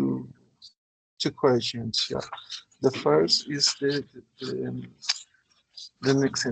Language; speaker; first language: English; non-native, learner; Spanish